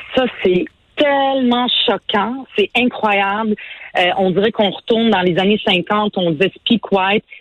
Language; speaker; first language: French; early bilingual, other home language; Arabic